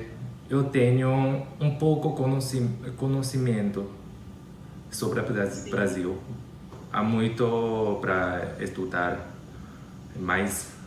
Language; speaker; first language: Portuguese; non-native, learner; Chinese